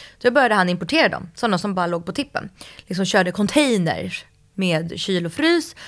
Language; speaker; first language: Swedish; early bilingual, other home language; Russian